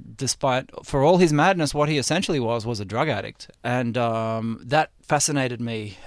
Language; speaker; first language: English; native; English